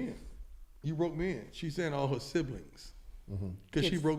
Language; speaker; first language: English; native; English